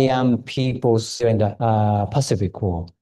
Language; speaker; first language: English; non-native, fluent; Japanese